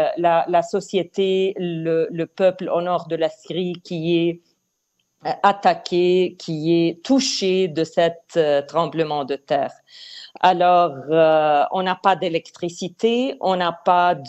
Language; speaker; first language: French; non-native, fluent; Arabic